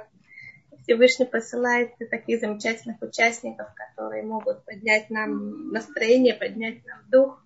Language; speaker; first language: Russian; native; Russian